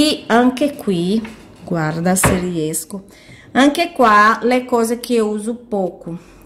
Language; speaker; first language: Italian; non-native, fluent; Portuguese